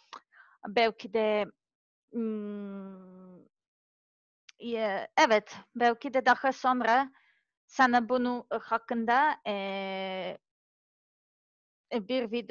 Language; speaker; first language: Turkish; non-native, learner; Serbian